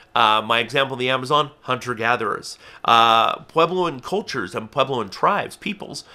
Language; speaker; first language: English; native; English